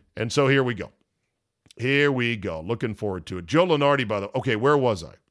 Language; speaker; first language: English; native; English